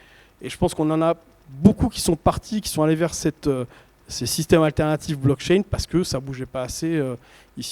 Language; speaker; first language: French; native; French